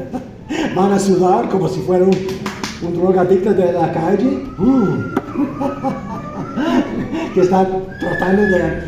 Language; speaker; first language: Spanish; non-native, fluent; English